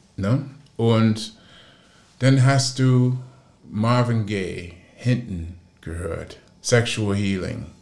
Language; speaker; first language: German; non-native, fluent; English